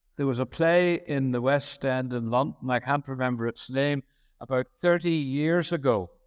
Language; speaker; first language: English; native; English